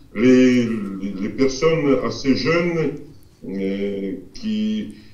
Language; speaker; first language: French; non-native, fluent; Russian